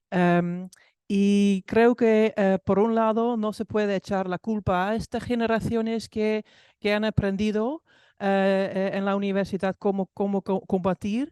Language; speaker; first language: Spanish; non-native, fluent; Dutch